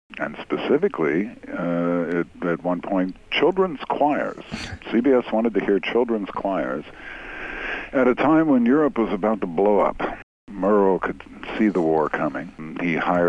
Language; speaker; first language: English; native; English